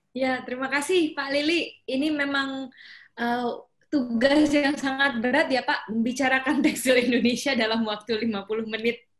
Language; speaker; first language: Indonesian; native; Indonesian